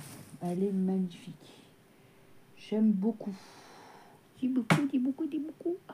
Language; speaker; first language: French; native; French